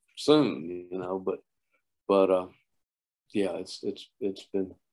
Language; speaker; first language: English; native; English